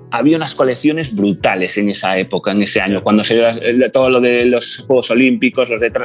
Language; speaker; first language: Spanish; native; Spanish